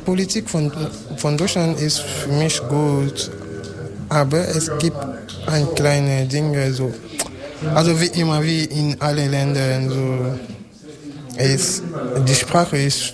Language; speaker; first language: German; non-native, learner; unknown